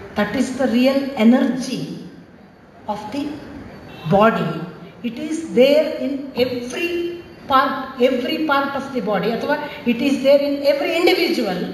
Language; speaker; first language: English; non-native, local second language; Kannada